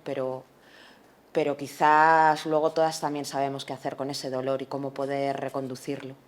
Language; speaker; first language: Spanish; native; Spanish